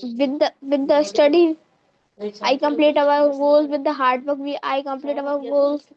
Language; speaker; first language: English; non-native, learner; Hindi